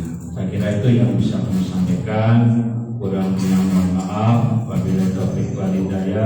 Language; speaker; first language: Indonesian; native; Indonesian